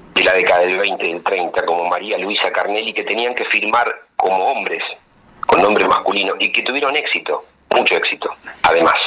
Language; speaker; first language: Spanish; native; Spanish